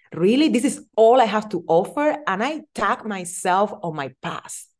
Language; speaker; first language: English; non-native, fluent; Spanish